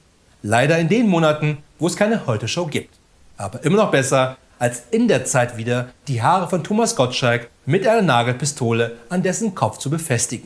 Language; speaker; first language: German; native; German